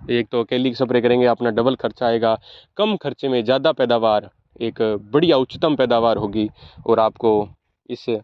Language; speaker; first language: Hindi; native; Hindi